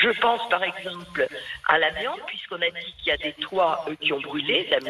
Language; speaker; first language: French; native; French